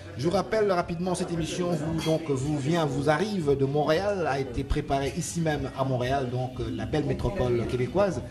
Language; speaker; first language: French; non-native, local second language; Lingala